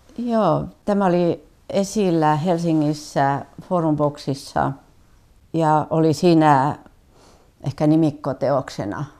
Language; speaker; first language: Finnish; native; Finnish